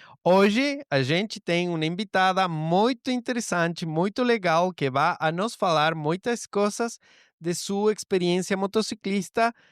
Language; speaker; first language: Portuguese; non-native, learner; Spanish